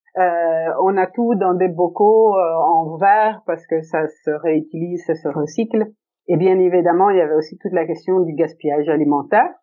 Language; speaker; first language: French; early bilingual, other home language; Italian